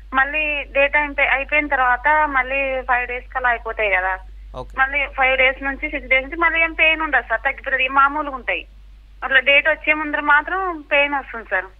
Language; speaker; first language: Telugu; native; Telugu